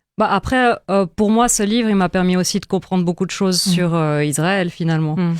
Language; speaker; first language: French; early bilingual, heritage; French